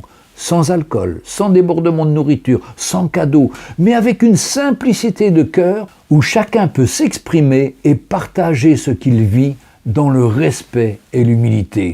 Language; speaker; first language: French; native; French